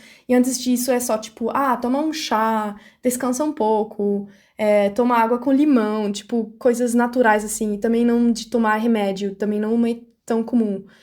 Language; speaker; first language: Portuguese; non-native, fluent; German